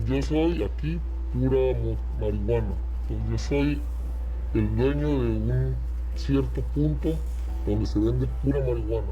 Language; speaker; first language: Spanish; native; Spanish